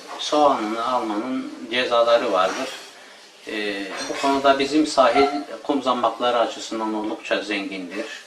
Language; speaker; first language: Turkish; native; Turkish